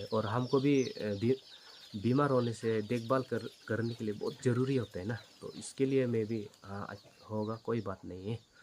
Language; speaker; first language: Hindi; non-native, local second language; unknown